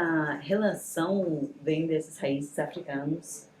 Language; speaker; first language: Portuguese; non-native, fluent; English